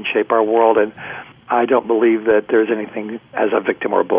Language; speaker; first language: English; native; English